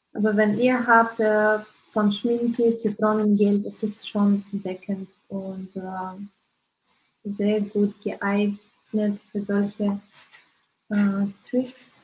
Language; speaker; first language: German; non-native, learner; Russian